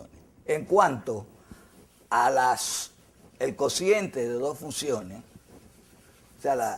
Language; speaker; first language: Spanish; native; Spanish